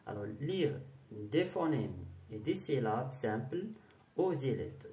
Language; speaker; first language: French; non-native, local second language; Arabic